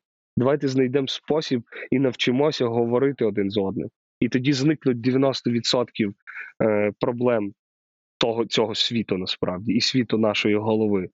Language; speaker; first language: Ukrainian; native; Ukrainian